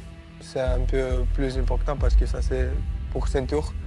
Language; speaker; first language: French; non-native, learner; Romanian